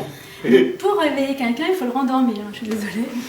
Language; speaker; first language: French; native; French